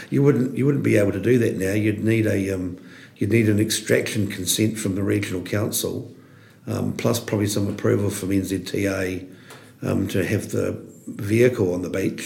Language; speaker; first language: English; native; English